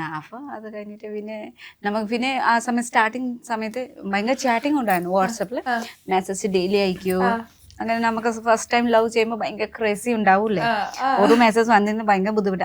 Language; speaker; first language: Malayalam; non-native, fluent; Nepali